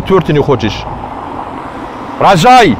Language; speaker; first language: Russian; non-native, learner; Turkish